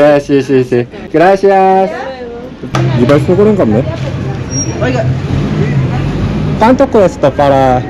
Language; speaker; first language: Spanish; non-native, learner; Korean